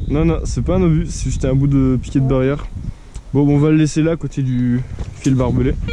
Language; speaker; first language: French; native; French